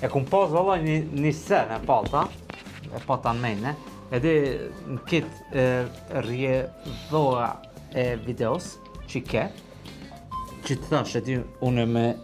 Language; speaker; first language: Albanian; native; Albanian